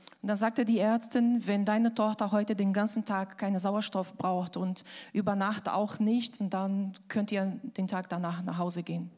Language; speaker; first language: German; non-native, fluent; Portuguese